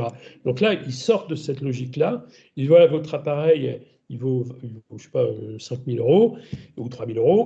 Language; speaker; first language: French; native; French